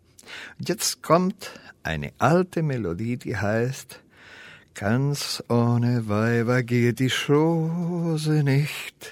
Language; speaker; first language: German; early bilingual, heritage; Spanish